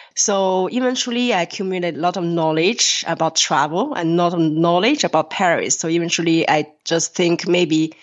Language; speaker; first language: English; non-native, fluent; Chinese